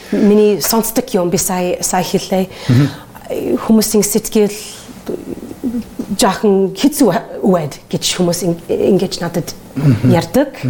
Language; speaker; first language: Mongolian; non-native, learner; English